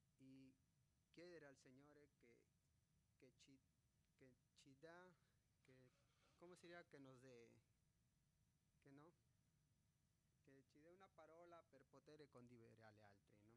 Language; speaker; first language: Italian; non-native, fluent; Spanish